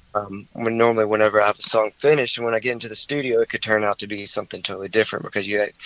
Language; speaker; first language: English; native; English